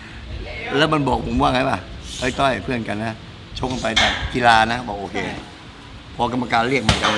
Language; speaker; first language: Thai; native; Thai